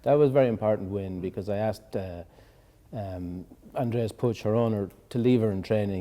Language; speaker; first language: English; native; English